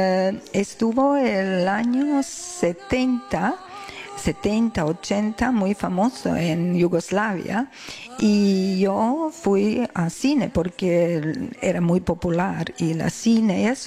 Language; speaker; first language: Spanish; non-native, learner; Serbian